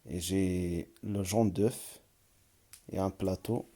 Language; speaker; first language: French; non-native, local second language; Arabic